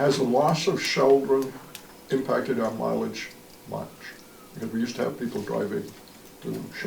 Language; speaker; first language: English; native; English